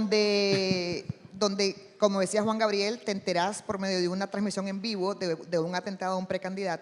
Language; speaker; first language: Spanish; native; Spanish